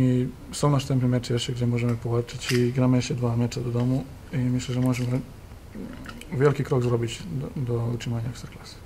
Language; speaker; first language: Polish; non-native, learner; Serbian